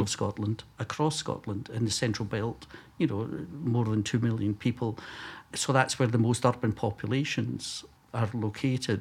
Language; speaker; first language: English; native; English